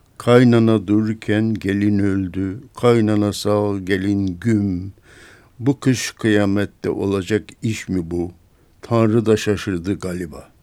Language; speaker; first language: Turkish; native; Turkish